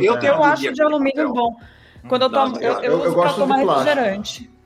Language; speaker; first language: Portuguese; native; Portuguese